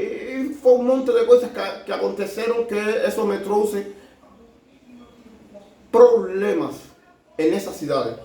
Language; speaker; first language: Portuguese; non-native, learner; Spanish